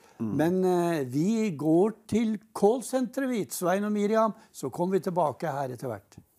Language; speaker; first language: Norwegian; native; Norwegian